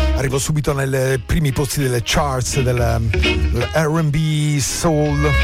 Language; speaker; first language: Italian; native; Italian